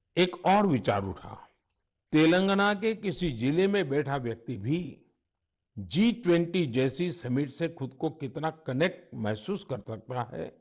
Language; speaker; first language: Hindi; native; Hindi